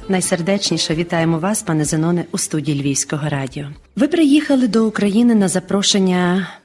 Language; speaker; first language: Ukrainian; native; Ukrainian